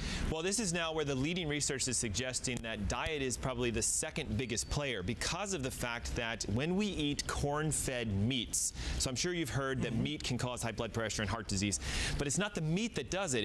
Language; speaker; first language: English; native; English